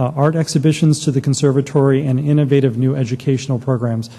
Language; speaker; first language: English; native; English